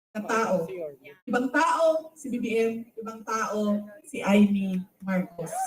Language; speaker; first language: Filipino; non-native, local second language; Cebuano